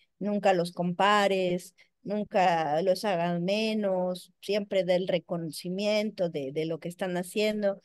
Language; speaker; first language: Spanish; native; Spanish